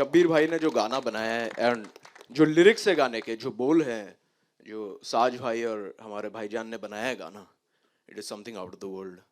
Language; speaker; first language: Hindi; native; Hindi